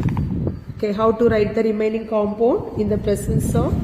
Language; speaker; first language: English; non-native, local second language; Tamil